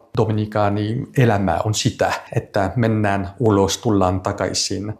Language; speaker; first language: Finnish; non-native, fluent; French